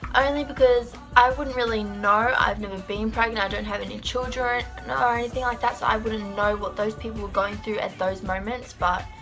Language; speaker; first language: English; native; English